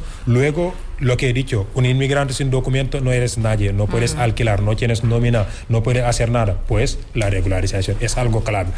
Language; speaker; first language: Spanish; non-native, fluent; Wolof